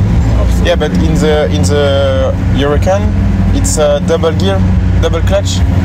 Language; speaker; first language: English; non-native, learner; French